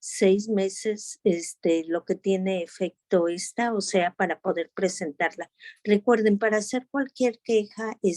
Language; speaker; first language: Spanish; native; Spanish